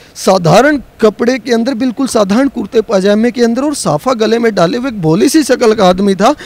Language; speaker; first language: Hindi; native; Hindi